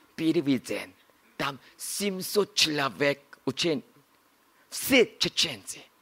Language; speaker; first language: Russian; non-native, learner; Korean